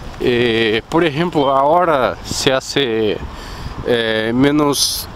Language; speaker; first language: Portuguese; non-native, learner; Spanish